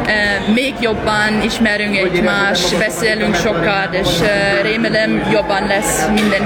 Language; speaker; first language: Hungarian; non-native, learner; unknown